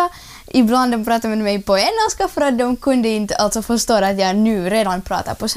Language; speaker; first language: Swedish; early bilingual, other home language; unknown